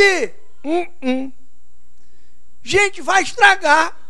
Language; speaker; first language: Portuguese; native; Portuguese